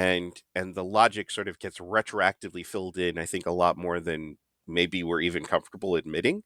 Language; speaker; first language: English; native; English